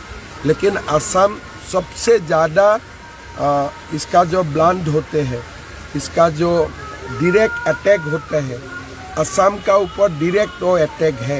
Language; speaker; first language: Hindi; non-native, local second language; Assamese